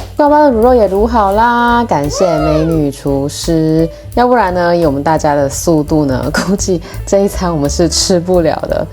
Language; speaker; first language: Chinese; native; Chinese